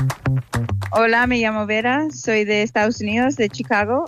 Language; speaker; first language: Spanish; non-native, fluent; English